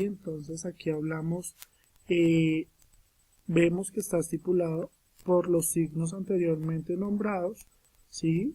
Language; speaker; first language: Spanish; native; Spanish